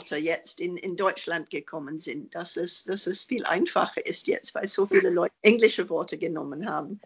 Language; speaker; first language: German; non-native, fluent; English